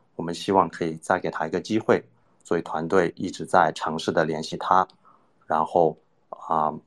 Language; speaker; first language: Chinese; non-native, fluent; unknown